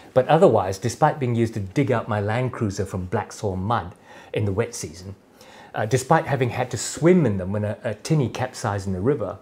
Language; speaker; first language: English; native; English